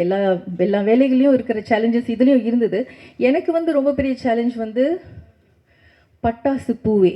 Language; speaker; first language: Tamil; native; Tamil